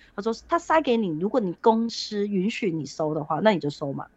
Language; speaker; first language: Chinese; non-native, local second language; Cantonese